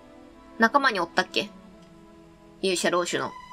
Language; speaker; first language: Japanese; native; Japanese